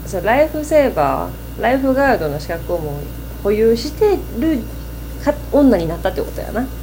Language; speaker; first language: Japanese; native; Japanese